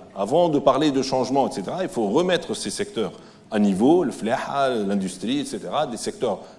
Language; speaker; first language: French; non-native, local second language; Arabic